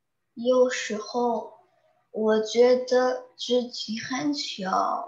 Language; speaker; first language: Chinese; early bilingual, heritage; Chinese